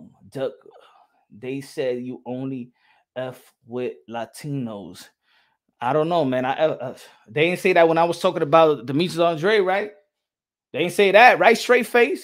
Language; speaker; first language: English; early bilingual, other home language; Spanish